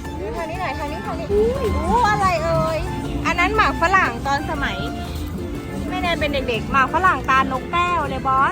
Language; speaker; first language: Thai; native; Thai